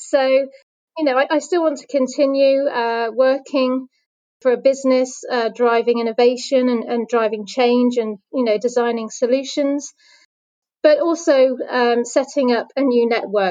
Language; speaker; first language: English; native; English